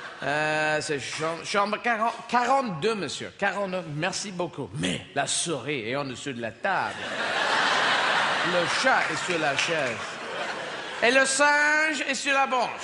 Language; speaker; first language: French; non-native, fluent; English